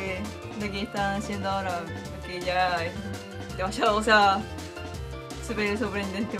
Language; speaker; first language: Spanish; non-native, fluent; Japanese